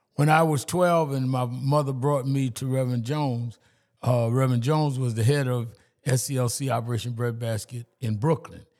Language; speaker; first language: English; native; English